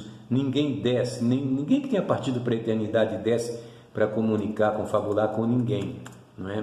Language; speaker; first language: Portuguese; native; Portuguese